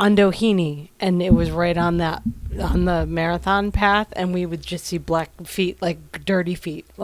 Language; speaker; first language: English; native; English